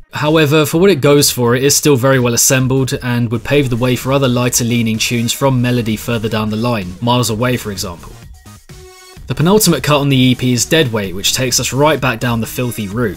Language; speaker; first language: English; native; English